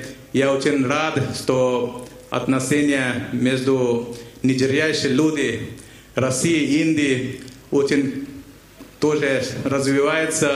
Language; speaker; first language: Russian; non-native, fluent; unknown